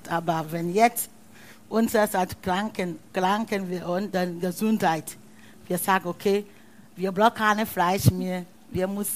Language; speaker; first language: German; non-native, learner; Akan